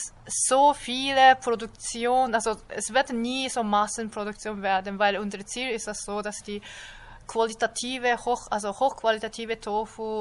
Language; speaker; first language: German; non-native, fluent; Japanese